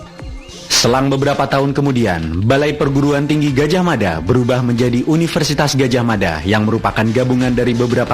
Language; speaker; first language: Indonesian; native; Indonesian